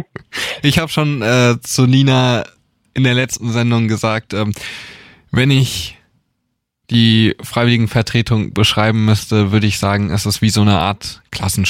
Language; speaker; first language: German; native; German